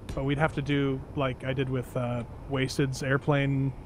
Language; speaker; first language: English; native; English